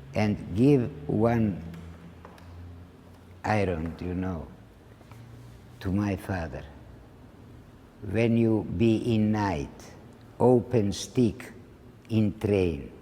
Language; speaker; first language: English; non-native, learner; Ladino